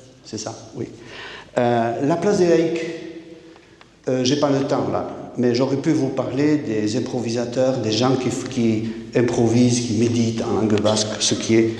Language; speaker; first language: French; native; French